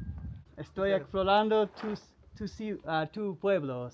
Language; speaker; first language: Spanish; non-native, learner; English